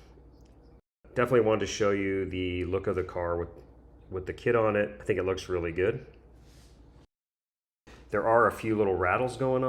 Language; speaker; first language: English; native; English